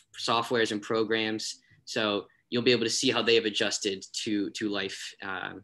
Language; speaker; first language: English; native; English